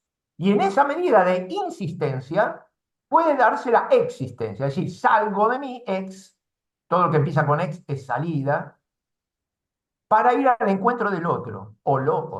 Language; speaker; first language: Spanish; native; Spanish